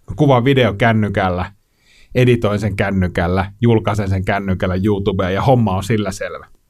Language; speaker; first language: Finnish; native; Finnish